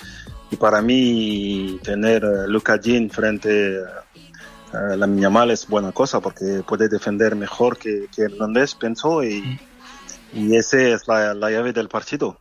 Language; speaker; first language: Spanish; non-native, fluent; French